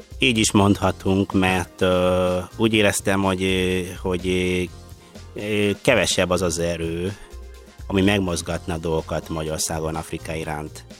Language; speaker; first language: Hungarian; non-native, fluent; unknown